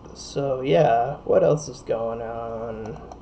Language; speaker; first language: English; native; English